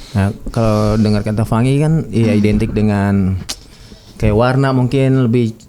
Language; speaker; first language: Indonesian; native; Indonesian